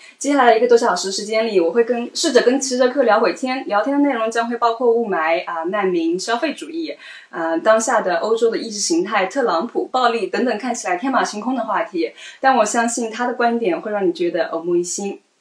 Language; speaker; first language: Chinese; native; Chinese